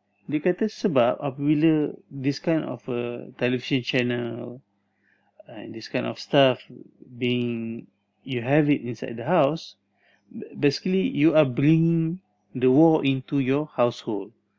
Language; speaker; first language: English; non-native, local second language; Malay